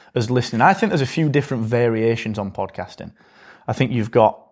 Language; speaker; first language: English; native; English